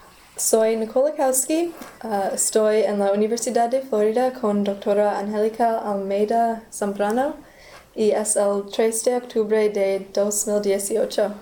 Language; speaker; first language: Spanish; non-native, learner; English